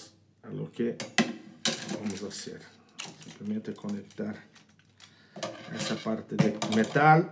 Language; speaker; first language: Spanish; non-native, learner; Portuguese